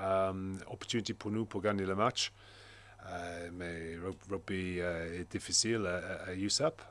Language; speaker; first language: French; non-native, learner; English